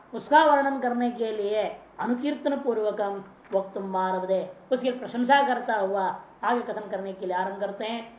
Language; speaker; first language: Hindi; native; Hindi